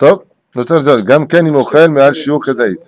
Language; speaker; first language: Hebrew; non-native, fluent; French